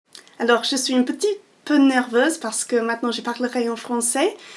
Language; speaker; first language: French; non-native, fluent; English